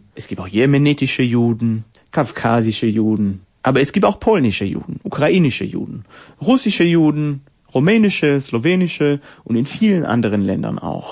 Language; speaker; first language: German; non-native, fluent; Hebrew